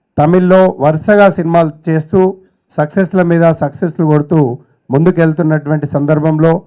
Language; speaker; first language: Telugu; native; Telugu